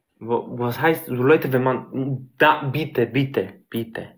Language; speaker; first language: German; early bilingual, other home language; Albanian